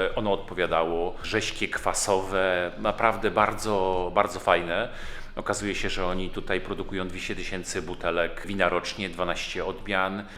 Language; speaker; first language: Polish; native; Polish